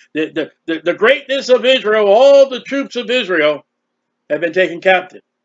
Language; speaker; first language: English; native; English